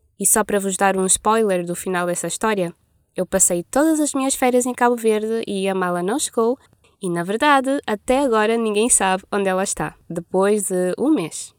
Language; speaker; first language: Portuguese; non-native, local second language; Kabuverdianu